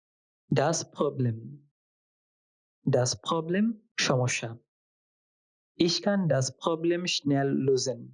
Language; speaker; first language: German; non-native, fluent; Bangla